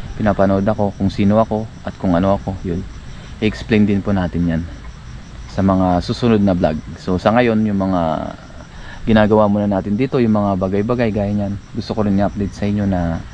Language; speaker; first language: Filipino; native; Filipino